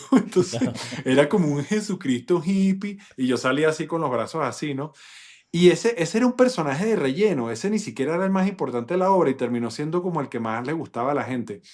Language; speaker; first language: Spanish; non-native, local second language; English